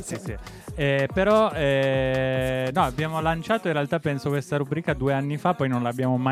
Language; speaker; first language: Italian; native; Italian